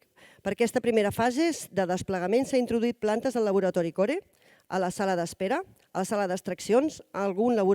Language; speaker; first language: Catalan; native; Catalan